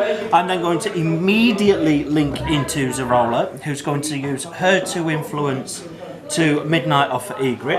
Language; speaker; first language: English; native; English